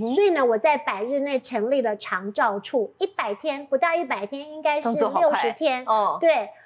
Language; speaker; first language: Chinese; native; Chinese